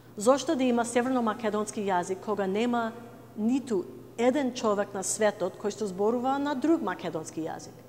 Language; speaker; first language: Macedonian; non-native, fluent; English